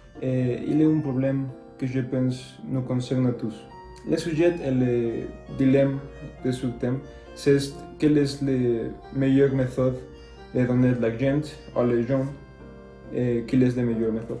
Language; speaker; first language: French; non-native, learner; Spanish